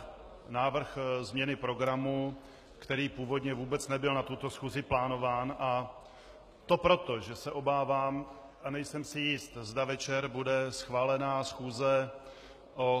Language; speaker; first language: Czech; native; Czech